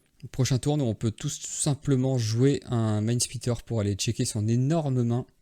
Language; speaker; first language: French; native; French